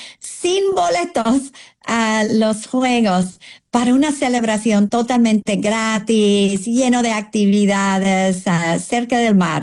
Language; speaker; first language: Spanish; non-native, fluent; English